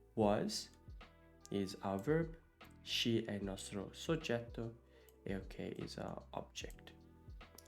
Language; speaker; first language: English; non-native, fluent; Italian